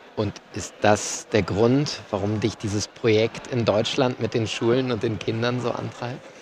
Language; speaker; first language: German; native; German